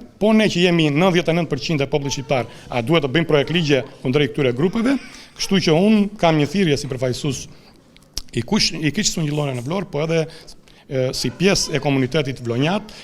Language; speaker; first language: Albanian; native; Albanian